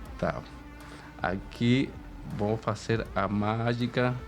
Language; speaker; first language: Portuguese; non-native, fluent; Spanish